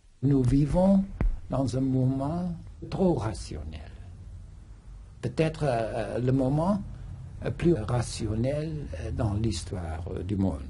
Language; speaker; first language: French; non-native, fluent; English